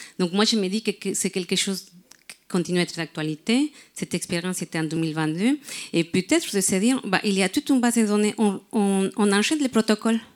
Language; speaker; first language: French; non-native, fluent; Spanish